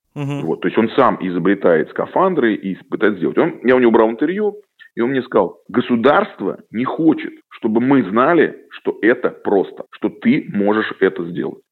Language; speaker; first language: Russian; native; Russian